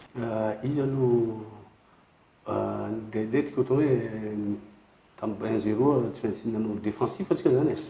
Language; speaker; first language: Malagasy; native; Malagasy